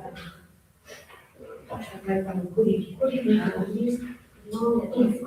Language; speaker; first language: Russian; non-native, local second language; Kazakh